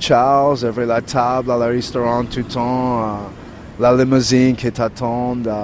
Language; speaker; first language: French; non-native, learner; English